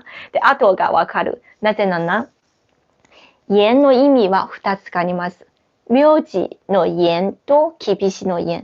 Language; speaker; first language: Japanese; non-native, fluent; Chinese